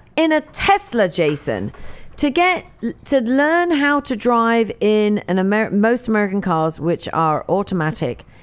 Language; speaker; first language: English; native; English